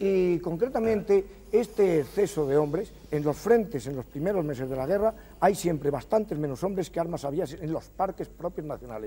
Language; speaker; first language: Spanish; native; Spanish